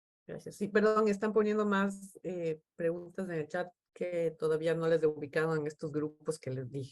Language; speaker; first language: Spanish; native; Spanish